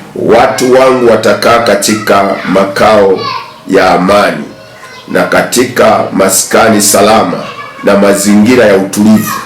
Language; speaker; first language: Swahili; native; Swahili